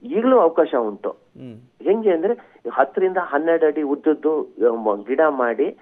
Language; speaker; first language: Kannada; native; Kannada